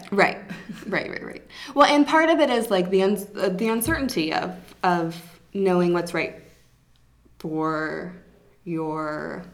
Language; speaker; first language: English; native; English